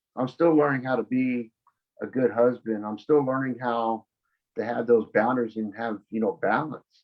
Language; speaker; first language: English; native; English